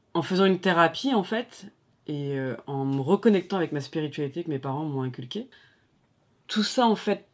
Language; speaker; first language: French; native; French